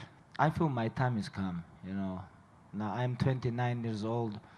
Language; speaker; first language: English; non-native, learner; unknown